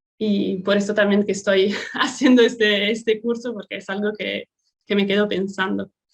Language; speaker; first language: Spanish; non-native, fluent; Italian